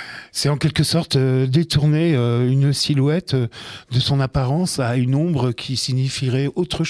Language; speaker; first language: French; native; French